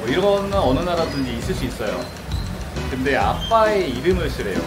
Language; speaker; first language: Korean; native; Korean